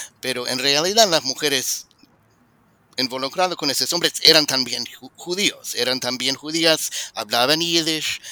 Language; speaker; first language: Spanish; non-native, fluent; English